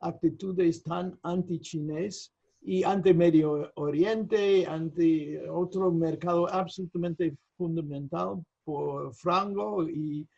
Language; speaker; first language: Spanish; non-native, fluent; English